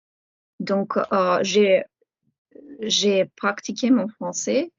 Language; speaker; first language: French; non-native, fluent; Ukrainian